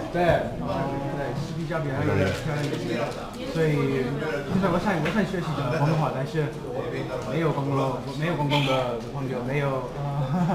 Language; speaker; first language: Chinese; non-native, learner; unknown